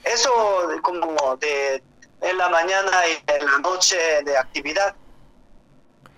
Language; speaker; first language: Spanish; non-native, learner; Korean